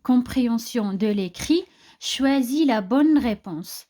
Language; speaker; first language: French; non-native, local second language; Arabic